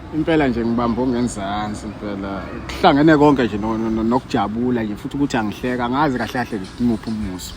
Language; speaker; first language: Zulu; native; Zulu